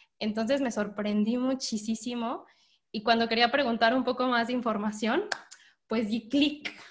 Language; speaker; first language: Spanish; native; Spanish